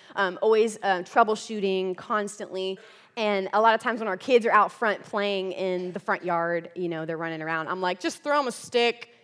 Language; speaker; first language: English; native; English